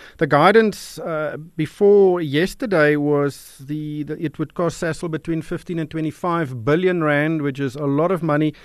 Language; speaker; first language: English; non-native, local second language; Afrikaans